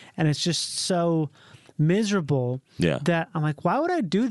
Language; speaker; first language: English; native; English